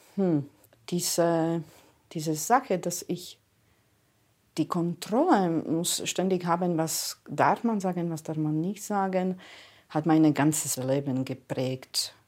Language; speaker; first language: German; non-native, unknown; Slovak